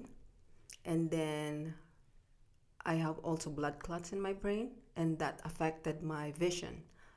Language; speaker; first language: English; non-native, local second language; Filipino